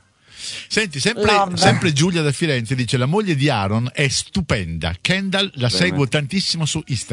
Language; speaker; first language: Italian; native; Italian